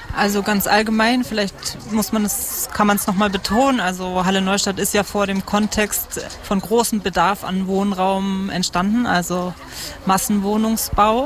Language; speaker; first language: German; native; German